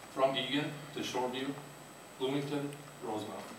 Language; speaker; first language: English; native; English